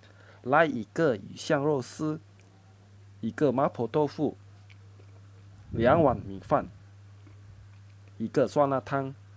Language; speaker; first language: Chinese; non-native, fluent; Indonesian